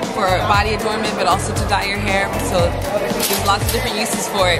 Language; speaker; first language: English; native; English